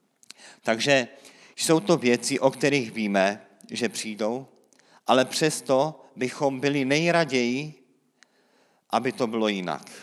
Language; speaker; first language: Czech; native; Czech